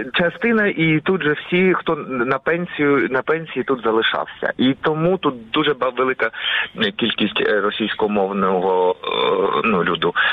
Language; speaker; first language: Ukrainian; non-native, local second language; Russian